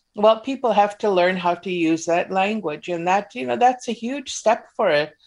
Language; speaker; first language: English; native; English